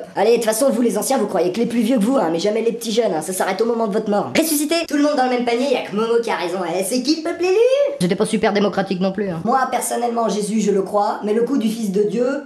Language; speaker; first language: French; native; French